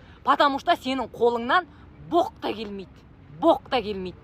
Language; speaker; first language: Kazakh; native; Kazakh